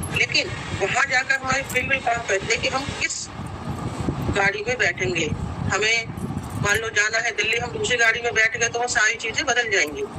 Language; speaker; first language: Hindi; native; Hindi